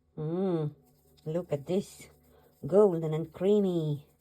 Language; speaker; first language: English; non-native, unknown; Estonian